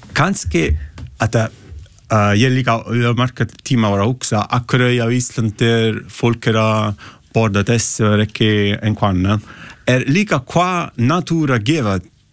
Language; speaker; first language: Icelandic; non-native, learner; Italian